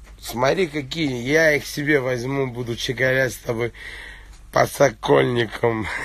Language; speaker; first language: Russian; native; Russian